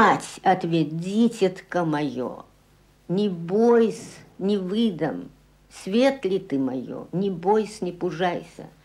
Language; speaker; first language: Russian; native; Russian